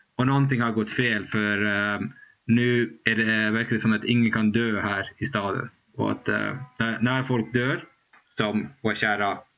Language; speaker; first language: Swedish; native; Swedish